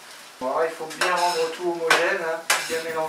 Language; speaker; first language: French; native; French